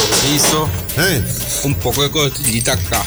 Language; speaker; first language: Spanish; native; Spanish